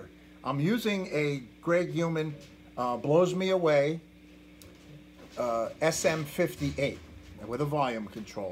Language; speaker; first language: English; native; English